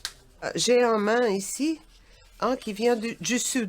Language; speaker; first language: French; non-native, learner; Portuguese